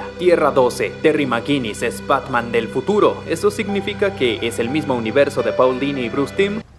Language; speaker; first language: Spanish; native; Spanish